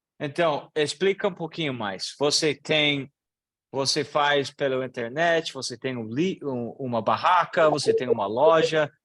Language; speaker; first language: Portuguese; non-native, learner; English